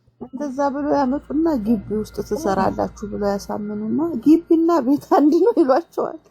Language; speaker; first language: Amharic; native; Amharic